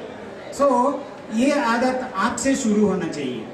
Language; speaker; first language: Hindi; non-native, local second language; Telugu